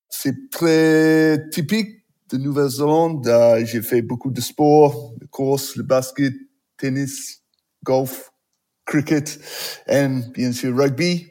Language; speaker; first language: French; non-native, learner; English